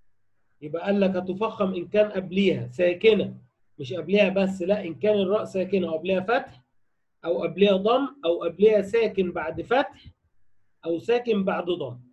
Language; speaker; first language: Arabic; native; Arabic